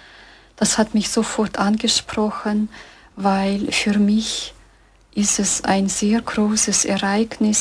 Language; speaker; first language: German; early bilingual, heritage; German